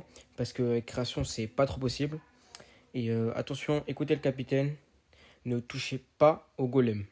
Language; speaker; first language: French; native; French